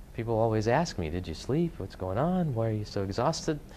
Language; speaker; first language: English; native; English